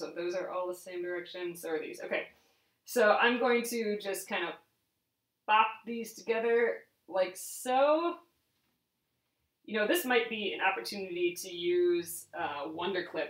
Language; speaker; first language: English; native; English